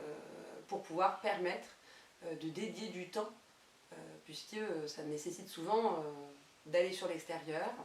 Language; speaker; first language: French; native; French